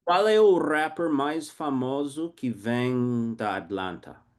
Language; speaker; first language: Portuguese; non-native, fluent; English